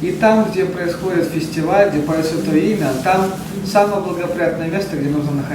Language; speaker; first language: Russian; native; Russian